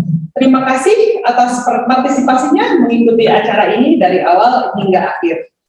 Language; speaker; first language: Indonesian; native; Indonesian